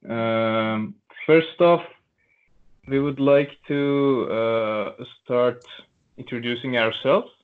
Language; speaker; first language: English; non-native, local second language; Turkish